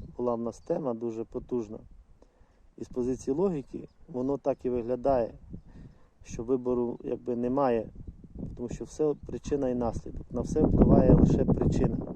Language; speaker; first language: Ukrainian; non-native, local second language; Russian